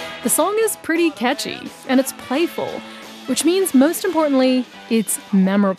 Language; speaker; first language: English; native; English